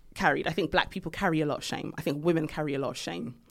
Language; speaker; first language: English; native; English